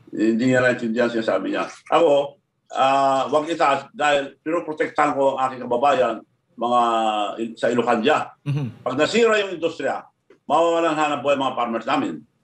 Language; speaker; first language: Filipino; non-native, local second language; Iloko